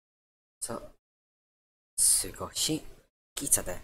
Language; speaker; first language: Japanese; non-native, learner; English